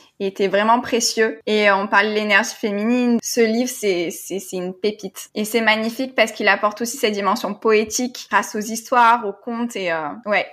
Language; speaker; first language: French; native; French